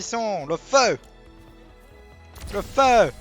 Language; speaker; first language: French; native; French